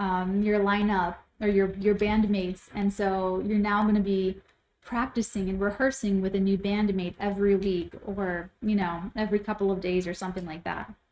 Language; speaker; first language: English; native; English